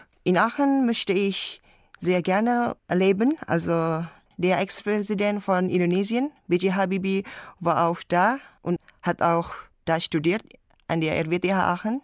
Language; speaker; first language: German; non-native, learner; Indonesian